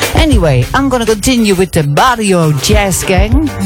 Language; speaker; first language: English; non-native, fluent; Dutch